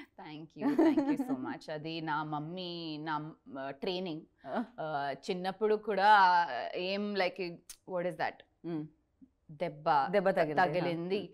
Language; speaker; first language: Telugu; non-native, learner; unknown